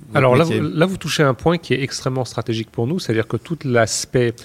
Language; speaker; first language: French; native; French